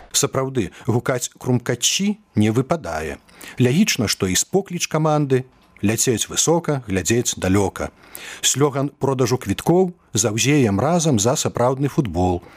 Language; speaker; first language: Belarusian; native; Belarusian